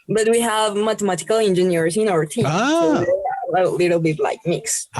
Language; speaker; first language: English; non-native, fluent; Spanish